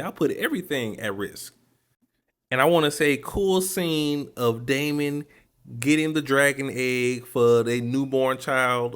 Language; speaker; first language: English; native; English